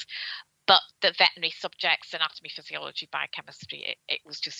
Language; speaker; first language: English; native; English